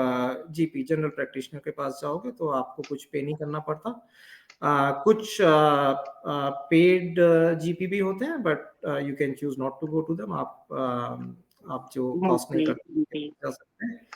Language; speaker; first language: Hindi; native; Hindi